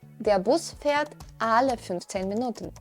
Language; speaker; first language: German; non-native, fluent; Ukrainian